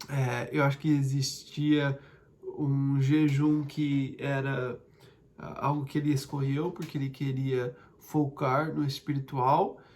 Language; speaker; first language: Portuguese; non-native, fluent; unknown